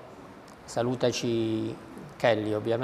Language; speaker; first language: Italian; native; Italian